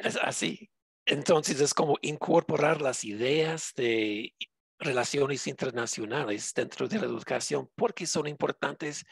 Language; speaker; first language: Spanish; non-native, fluent; English